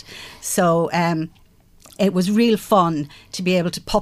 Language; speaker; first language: English; native; English